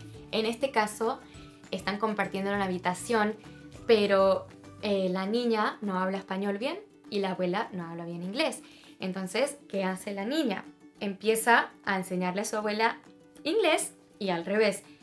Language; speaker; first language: Spanish; early bilingual, heritage; Spanish